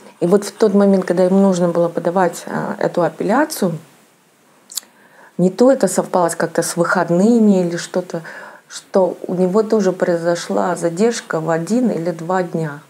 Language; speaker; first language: Russian; native; Russian